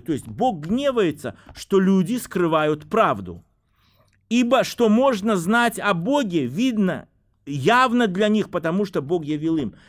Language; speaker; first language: Russian; native; Russian